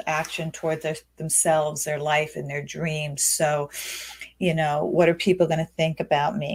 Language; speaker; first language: English; native; English